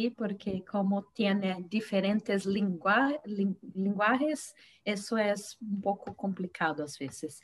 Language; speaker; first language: Spanish; non-native, fluent; Portuguese